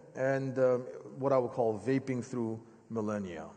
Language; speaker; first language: English; native; English